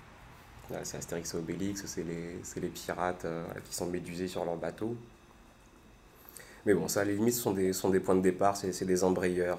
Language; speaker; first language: French; native; French